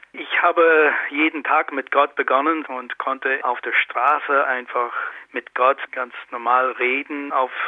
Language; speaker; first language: German; non-native, fluent; English